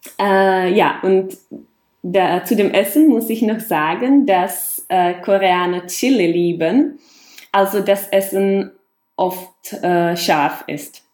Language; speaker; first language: German; non-native, fluent; Czech